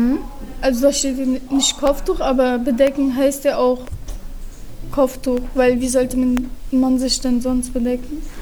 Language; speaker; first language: German; early bilingual, other home language; Turkish